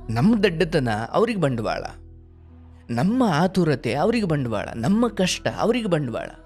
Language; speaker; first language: Kannada; native; Kannada